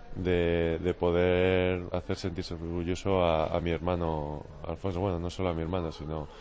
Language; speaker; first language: Spanish; native; Spanish